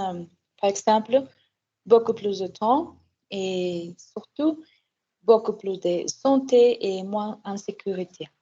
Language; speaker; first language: French; non-native, learner; Spanish